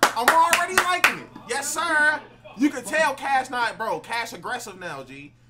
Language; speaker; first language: English; native; English